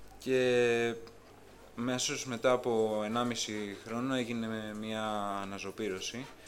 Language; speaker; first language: Greek; native; Greek